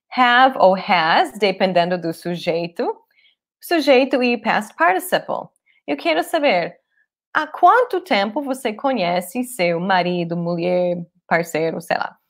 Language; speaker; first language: Portuguese; non-native, fluent; English